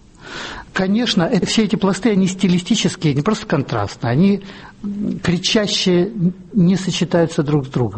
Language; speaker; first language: Russian; native; Russian